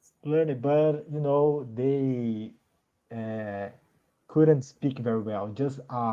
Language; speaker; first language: English; non-native, learner; Portuguese